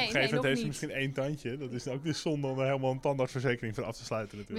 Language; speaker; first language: Dutch; native; Dutch